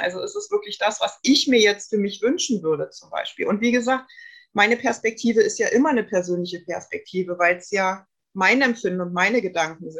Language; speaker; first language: German; native; German